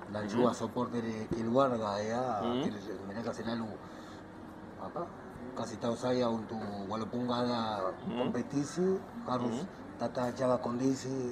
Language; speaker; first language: Indonesian; non-native, fluent; Spanish